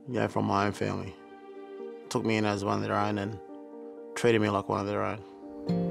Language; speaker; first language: English; native; English